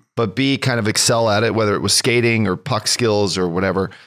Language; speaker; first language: English; native; English